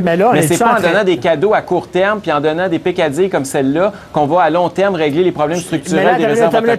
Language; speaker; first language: French; native; French